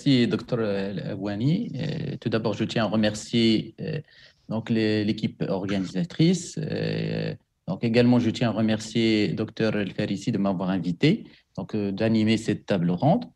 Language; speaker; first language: French; non-native, local second language; Arabic